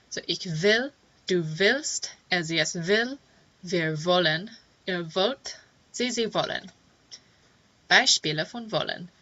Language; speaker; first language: German; non-native, fluent; English